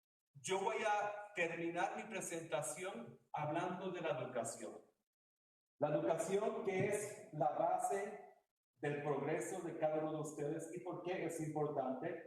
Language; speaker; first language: Spanish; early bilingual, heritage; Spanish